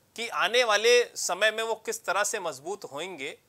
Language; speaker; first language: Hindi; native; Hindi